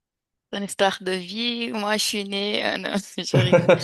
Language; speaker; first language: French; non-native, fluent; Portuguese